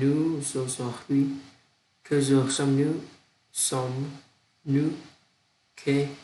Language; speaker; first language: French; non-native, learner; Vietnamese